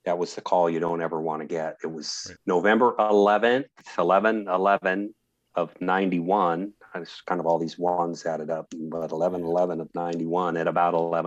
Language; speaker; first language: English; native; English